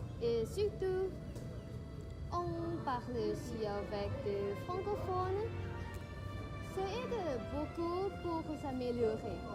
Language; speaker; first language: French; non-native, learner; Thai